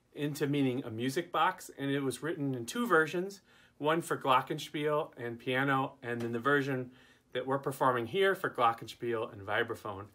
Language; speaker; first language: English; native; English